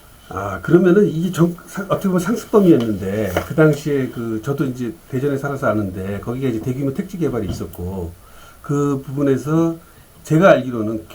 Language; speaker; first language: Korean; native; Korean